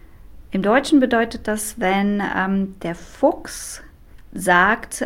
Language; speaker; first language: German; non-native, fluent; Romanian